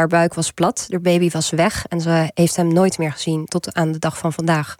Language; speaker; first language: Dutch; native; Dutch